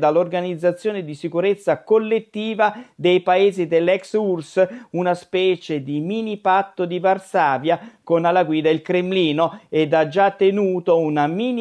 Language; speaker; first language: Italian; native; Italian